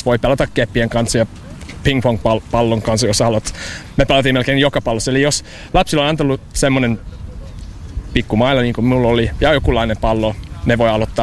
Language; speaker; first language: Finnish; non-native, fluent; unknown